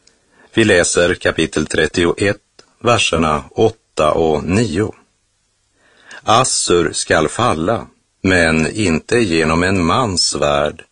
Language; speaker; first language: Swedish; native; Swedish